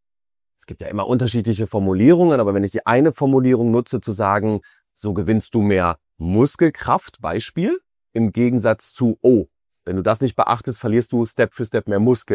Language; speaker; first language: German; native; German